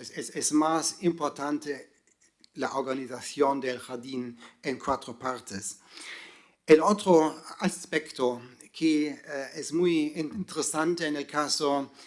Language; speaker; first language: Spanish; non-native, fluent; German